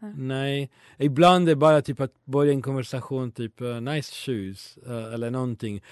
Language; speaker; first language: Swedish; non-native, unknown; Italian